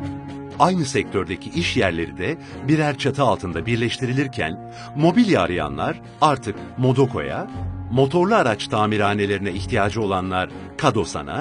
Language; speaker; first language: Turkish; native; Turkish